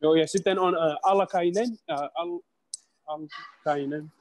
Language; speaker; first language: Finnish; non-native, learner; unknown